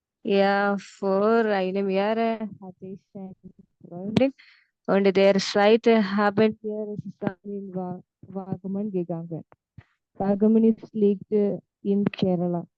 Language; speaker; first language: German; non-native, learner; Malayalam